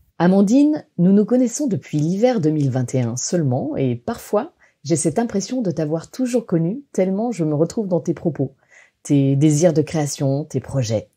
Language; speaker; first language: French; native; French